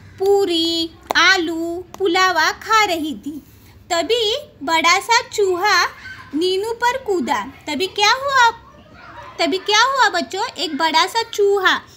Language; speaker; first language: Hindi; non-native, local second language; Marathi